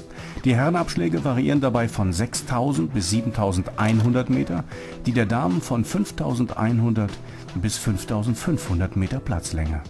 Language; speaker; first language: German; native; German